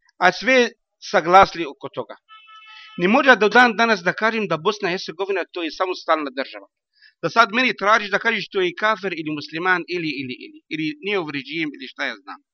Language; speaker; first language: Bosnian; non-native, learner; Arabic